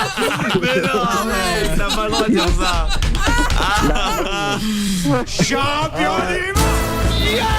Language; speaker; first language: French; native; French